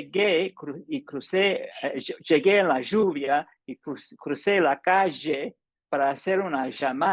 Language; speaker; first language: Spanish; non-native, fluent; English